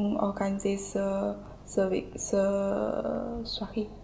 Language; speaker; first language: French; non-native, learner; Chinese